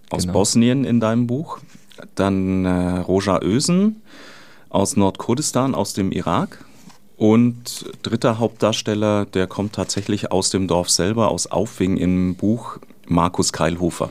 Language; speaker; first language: German; native; German